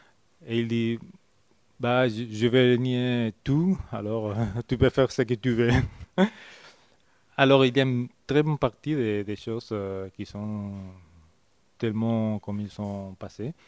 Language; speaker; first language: French; non-native, fluent; Spanish